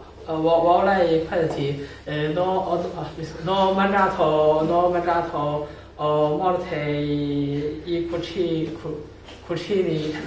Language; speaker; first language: Italian; non-native, learner; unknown